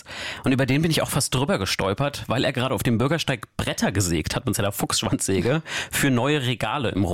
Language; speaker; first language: German; native; German